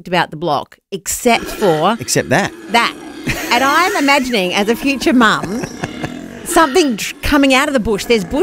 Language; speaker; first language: English; native; English